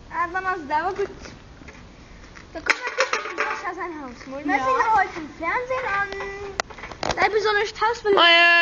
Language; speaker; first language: German; non-native, local second language; Luxembourgish